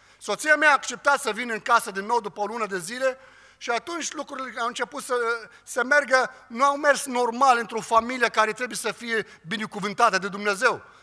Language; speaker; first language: Romanian; non-native, fluent; Arabic